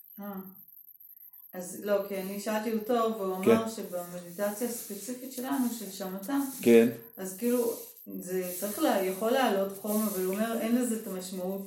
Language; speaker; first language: Hebrew; native; Hebrew